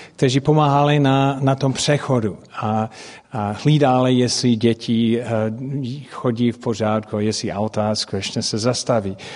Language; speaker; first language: Czech; non-native, fluent; English